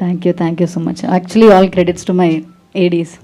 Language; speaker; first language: Telugu; non-native, learner; Malayalam